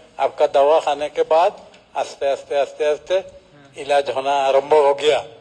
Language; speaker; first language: Hindi; non-native, local second language; Assamese